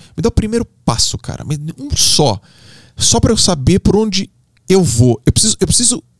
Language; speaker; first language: Portuguese; native; Portuguese